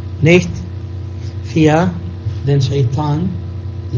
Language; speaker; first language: German; non-native, fluent; Arabic